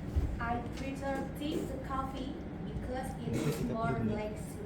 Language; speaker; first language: English; non-native, learner; Indonesian